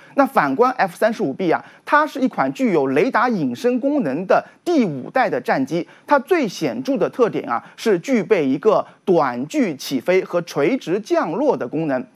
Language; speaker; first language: Chinese; native; Chinese